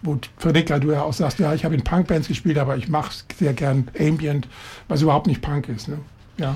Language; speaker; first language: German; native; German